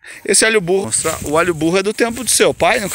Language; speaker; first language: Portuguese; native; Portuguese